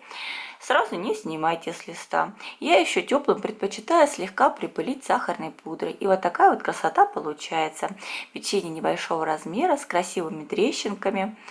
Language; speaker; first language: Russian; native; Russian